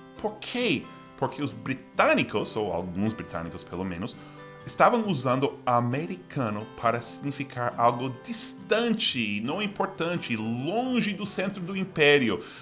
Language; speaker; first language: Portuguese; non-native, fluent; English